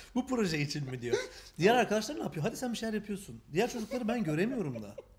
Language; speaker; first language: Turkish; native; Turkish